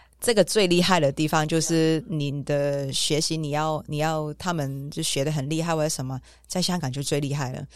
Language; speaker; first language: Chinese; non-native, local second language; Cantonese